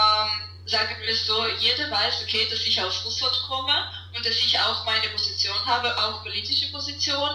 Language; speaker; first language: German; non-native, fluent; Russian